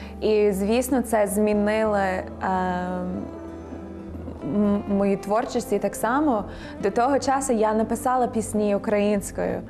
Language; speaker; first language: Ukrainian; non-native, fluent; English